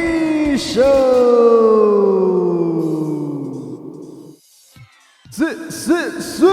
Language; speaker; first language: Spanish; native; Spanish